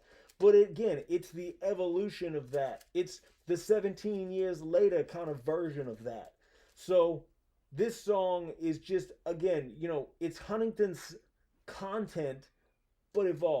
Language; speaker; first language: English; native; English